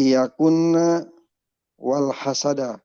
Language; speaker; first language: Arabic; non-native, learner; Indonesian